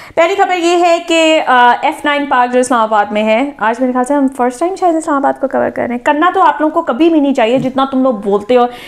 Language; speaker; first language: Urdu; native; Urdu